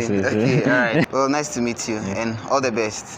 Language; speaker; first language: English; non-native, fluent; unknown